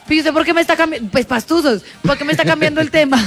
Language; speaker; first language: Spanish; native; Spanish